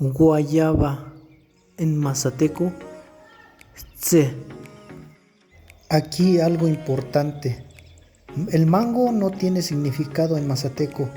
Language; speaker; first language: Spanish; non-native, local second language; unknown